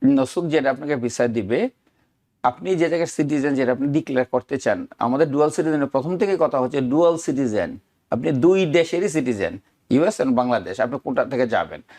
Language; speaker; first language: Bangla; native; Bangla